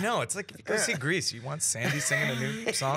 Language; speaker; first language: English; native; English